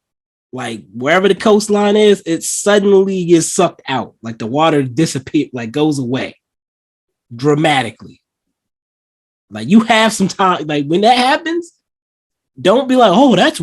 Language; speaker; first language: English; native; English